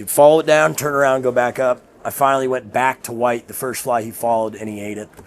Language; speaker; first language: English; native; English